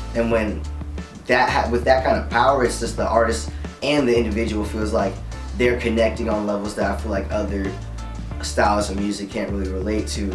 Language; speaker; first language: English; native; English